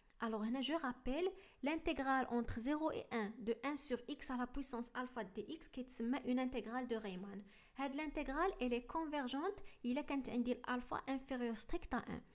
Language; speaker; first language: French; non-native, local second language; Arabic